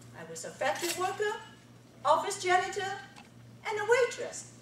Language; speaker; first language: English; non-native, fluent; Chinese